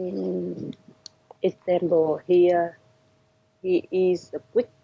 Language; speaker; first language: English; non-native, learner; Vietnamese